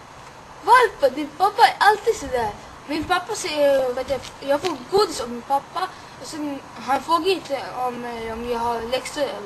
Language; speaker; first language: Swedish; early bilingual, other home language; Somali